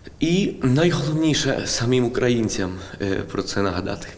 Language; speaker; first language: Ukrainian; early bilingual, heritage; Ukrainian